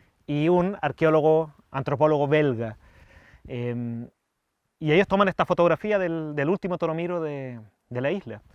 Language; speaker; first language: Spanish; native; Spanish